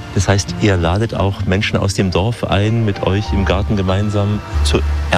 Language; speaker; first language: German; native; German